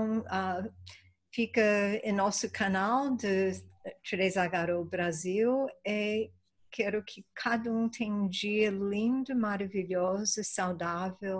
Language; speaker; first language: Portuguese; non-native, fluent; Spanish